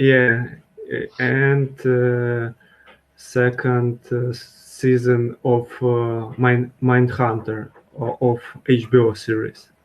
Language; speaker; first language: English; non-native, learner; Russian